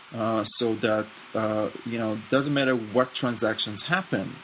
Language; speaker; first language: English; non-native, fluent; Hebrew